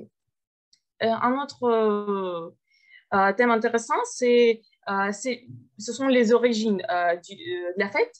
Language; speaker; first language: French; non-native, fluent; Russian